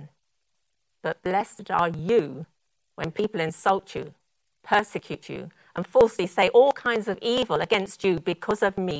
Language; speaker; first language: English; native; English